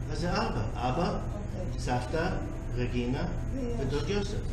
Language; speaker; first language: Hebrew; early bilingual, heritage; English